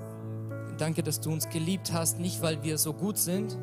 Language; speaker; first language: German; non-native, learner; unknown